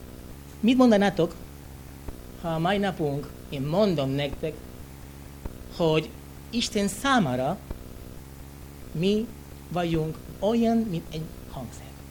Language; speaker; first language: Hungarian; non-native, learner; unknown